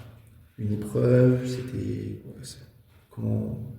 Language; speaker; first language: French; native; French